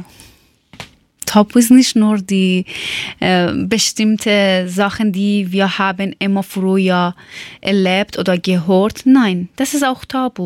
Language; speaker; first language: German; non-native, learner; Persian